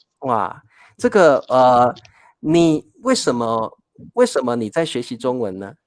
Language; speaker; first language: Chinese; native; Chinese